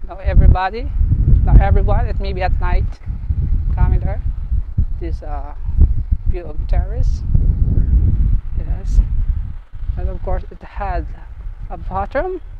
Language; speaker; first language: English; non-native, learner; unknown